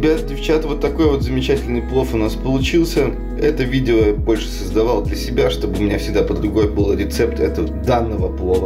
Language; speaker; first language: Russian; native; Russian